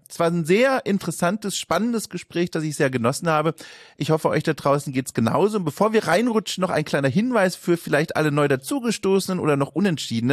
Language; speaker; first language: German; native; German